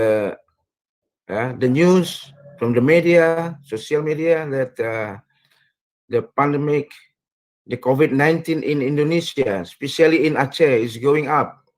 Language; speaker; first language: English; non-native, fluent; Indonesian